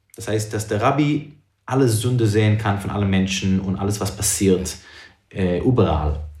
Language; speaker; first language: German; non-native, fluent; English